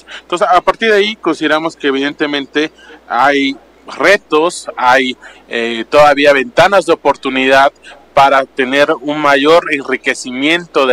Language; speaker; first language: Spanish; native; Spanish